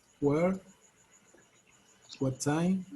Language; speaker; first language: English; non-native, learner; Spanish